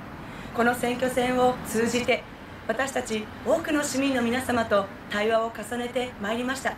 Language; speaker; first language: Japanese; native; Japanese